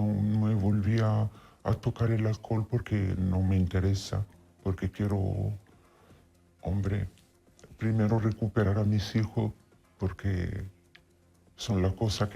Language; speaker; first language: Spanish; non-native, fluent; Italian